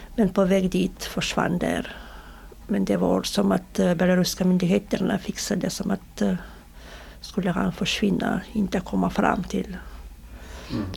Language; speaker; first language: Swedish; non-native, learner; Russian